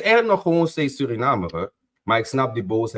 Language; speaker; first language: Dutch; native; Dutch